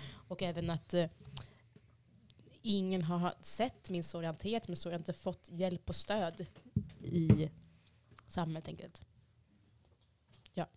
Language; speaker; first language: Swedish; early bilingual, other home language; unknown